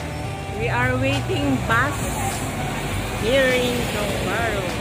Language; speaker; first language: English; non-native, learner; Filipino